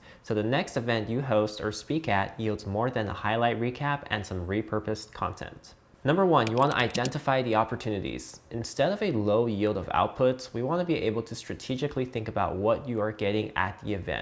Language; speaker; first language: English; native; English